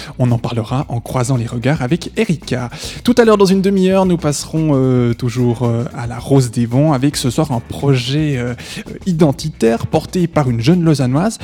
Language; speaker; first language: French; native; French